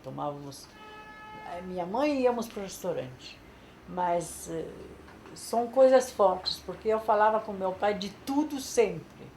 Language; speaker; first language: Portuguese; non-native, fluent; Polish